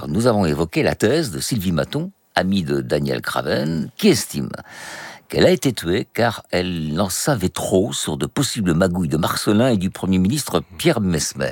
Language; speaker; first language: French; native; French